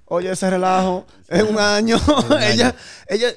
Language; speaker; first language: Spanish; early bilingual, heritage; Spanish